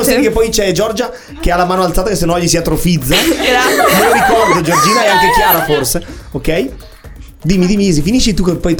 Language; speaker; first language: Italian; native; Italian